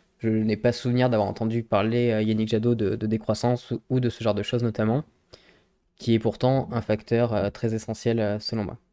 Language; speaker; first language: French; native; French